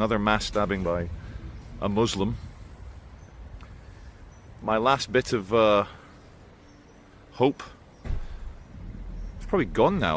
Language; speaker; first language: English; native; English